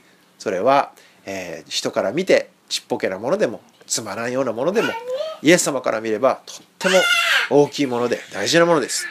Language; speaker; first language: Japanese; native; Japanese